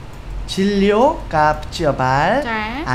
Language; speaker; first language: Korean; non-native, fluent; Khmer